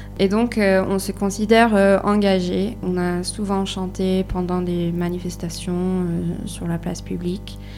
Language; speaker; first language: French; non-native, fluent; English